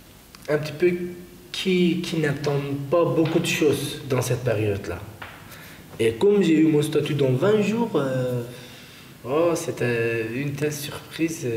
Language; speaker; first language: French; non-native, fluent; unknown